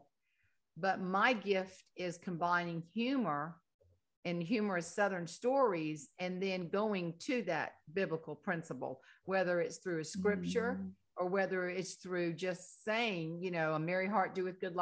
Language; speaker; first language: English; native; English